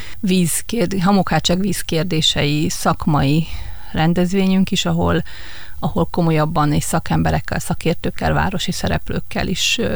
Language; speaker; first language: Hungarian; native; Hungarian